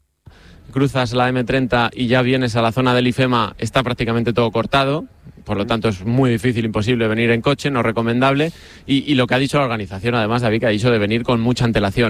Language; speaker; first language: Spanish; native; Spanish